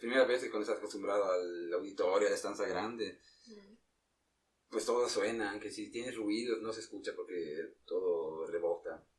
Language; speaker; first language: Spanish; native; Spanish